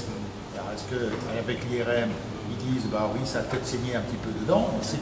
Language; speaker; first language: French; native; French